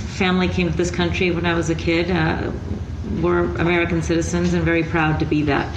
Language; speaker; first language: English; early bilingual, other home language; Spanish